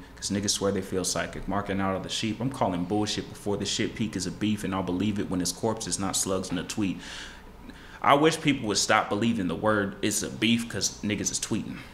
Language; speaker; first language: English; native; English